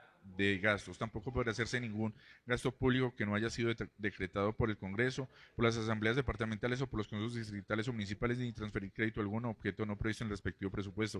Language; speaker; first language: Spanish; native; Spanish